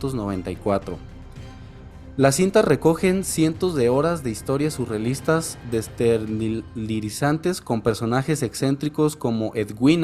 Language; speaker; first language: Spanish; native; Spanish